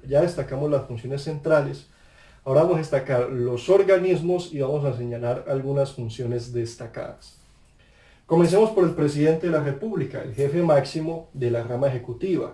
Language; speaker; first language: Spanish; native; Spanish